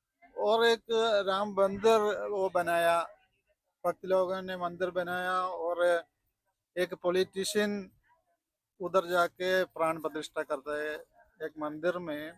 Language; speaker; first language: Hindi; non-native, local second language; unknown